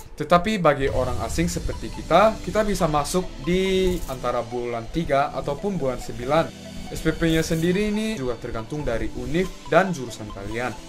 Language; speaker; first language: Indonesian; native; Indonesian